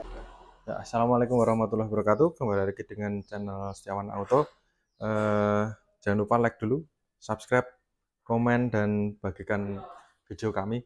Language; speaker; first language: Indonesian; native; Indonesian